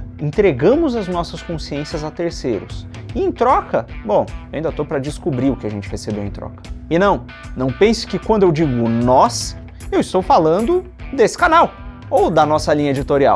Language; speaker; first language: Portuguese; native; Portuguese